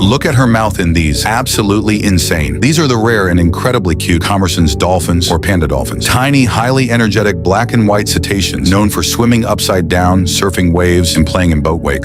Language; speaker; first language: English; native; English